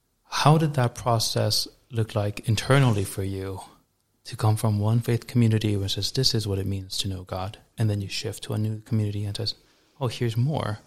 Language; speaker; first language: English; native; English